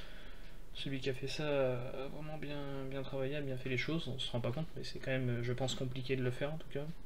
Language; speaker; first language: French; native; French